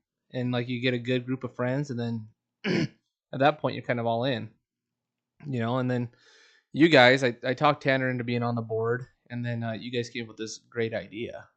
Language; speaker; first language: English; native; English